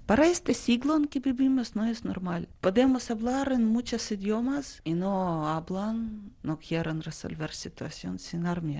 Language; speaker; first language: Spanish; non-native, learner; Russian